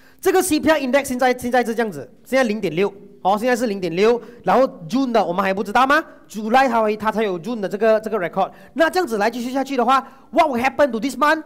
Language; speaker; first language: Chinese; non-native, local second language; Tamil